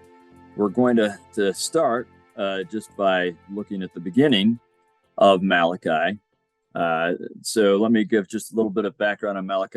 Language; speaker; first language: English; native; English